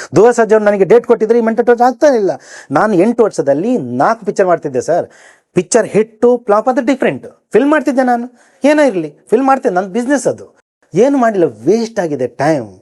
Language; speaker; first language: Kannada; native; Kannada